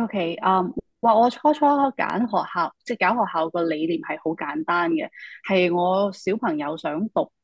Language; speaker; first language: Cantonese; early bilingual, heritage; English